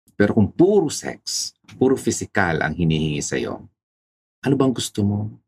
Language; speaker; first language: Filipino; native; Filipino